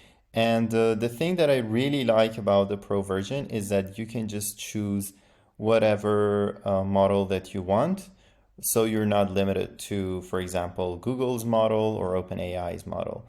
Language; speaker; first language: English; non-native, fluent; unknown